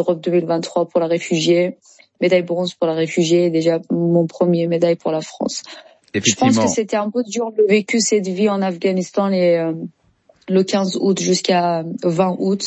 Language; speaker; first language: French; non-native, learner; Persian